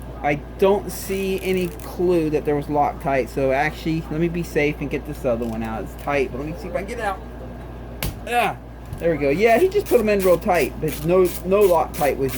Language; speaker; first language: English; native; English